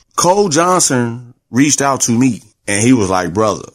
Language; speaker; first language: English; native; English